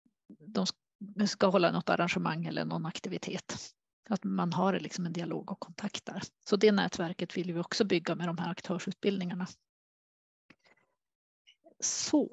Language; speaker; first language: Swedish; native; Swedish